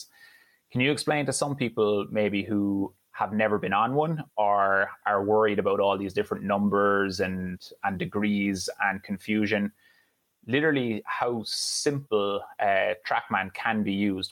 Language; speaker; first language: English; native; English